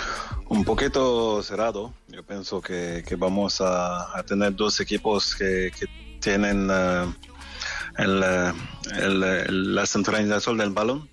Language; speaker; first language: Spanish; non-native, fluent; French